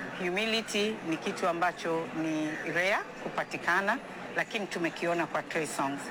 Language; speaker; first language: Swahili; native; Swahili